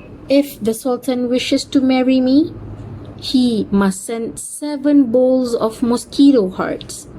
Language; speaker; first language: English; non-native, local second language; Malay